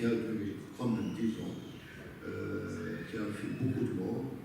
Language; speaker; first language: French; non-native, local second language; Arabic